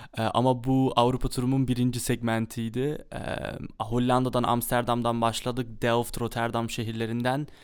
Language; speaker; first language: Turkish; early bilingual, heritage; Turkish